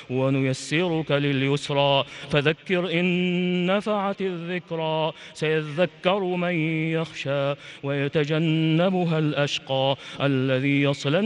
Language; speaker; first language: Arabic; native; Arabic